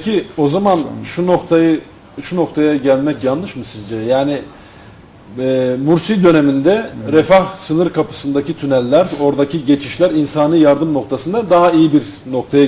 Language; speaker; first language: Turkish; native; Turkish